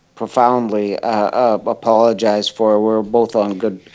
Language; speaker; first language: English; native; English